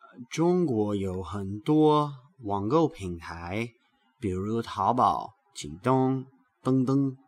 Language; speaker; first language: Chinese; non-native, learner; English